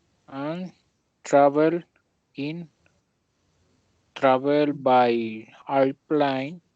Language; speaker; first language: English; non-native, learner; Spanish